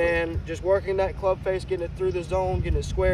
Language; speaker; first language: English; native; English